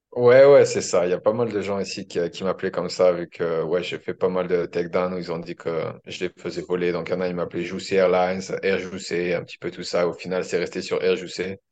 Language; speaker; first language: French; native; French